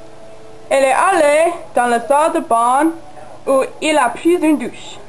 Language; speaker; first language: French; non-native, learner; English